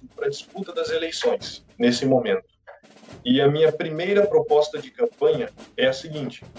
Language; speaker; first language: Portuguese; native; Portuguese